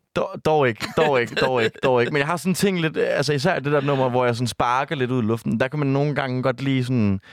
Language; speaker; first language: Danish; native; Danish